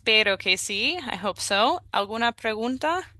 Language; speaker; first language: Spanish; non-native, fluent; English